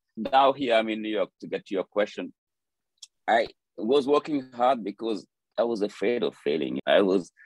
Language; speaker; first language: English; non-native, fluent; French